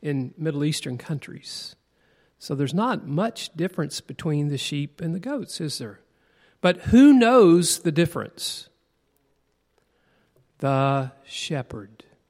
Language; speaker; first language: English; native; English